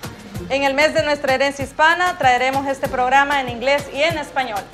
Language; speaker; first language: Spanish; native; Spanish